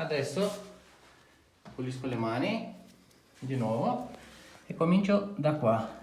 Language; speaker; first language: Italian; non-native, fluent; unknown